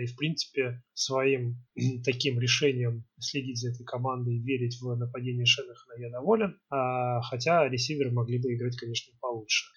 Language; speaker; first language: Russian; native; Russian